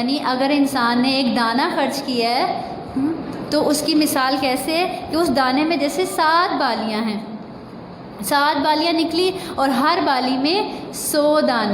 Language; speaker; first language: Urdu; native; Urdu